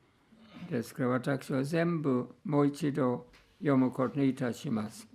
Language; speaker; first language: Japanese; non-native, fluent; English